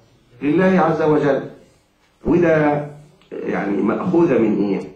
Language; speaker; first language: Arabic; native; Arabic